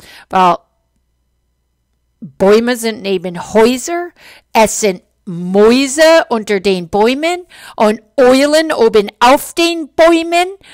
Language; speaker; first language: German; non-native, fluent; English